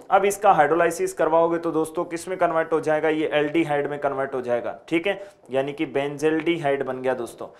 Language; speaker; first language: Hindi; native; Hindi